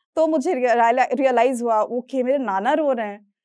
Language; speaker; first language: Hindi; native; Hindi